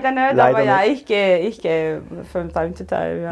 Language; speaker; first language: German; non-native, fluent; Italian